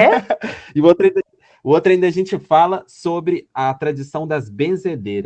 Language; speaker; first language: Portuguese; native; Portuguese